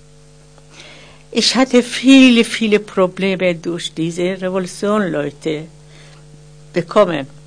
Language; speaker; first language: German; non-native, fluent; Persian